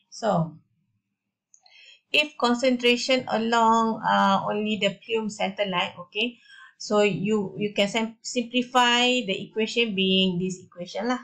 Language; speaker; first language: English; non-native, local second language; Malay